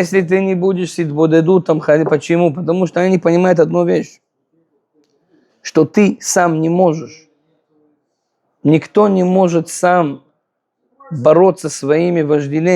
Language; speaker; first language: Russian; non-native, fluent; Hebrew